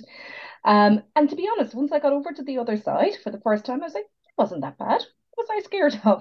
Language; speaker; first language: English; native; English